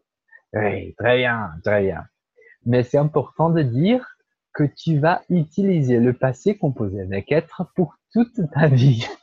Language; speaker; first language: French; non-native, learner; Portuguese